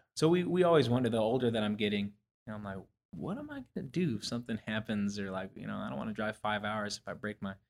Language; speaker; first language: English; native; English